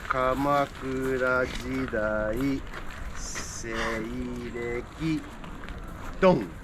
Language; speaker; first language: Japanese; early bilingual, other home language; English